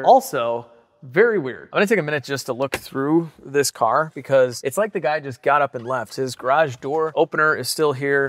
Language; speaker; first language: English; native; English